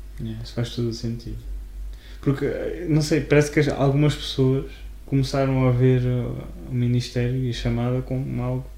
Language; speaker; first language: Portuguese; native; Portuguese